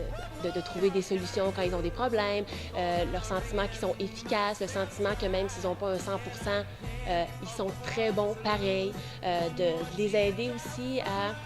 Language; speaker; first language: French; native; French